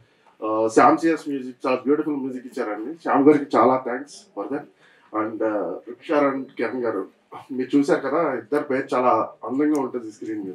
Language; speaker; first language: Telugu; native; Telugu